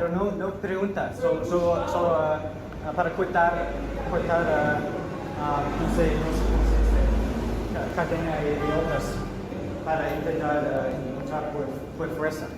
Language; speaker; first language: Spanish; non-native, learner; English